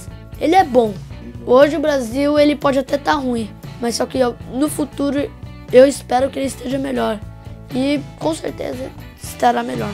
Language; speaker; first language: Portuguese; early bilingual, heritage; Portuguese